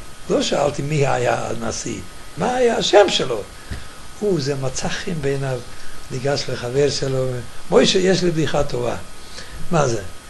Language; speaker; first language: Hebrew; non-native, fluent; Yiddish